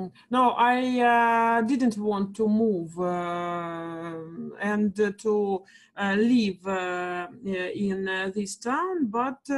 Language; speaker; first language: English; non-native, learner; Russian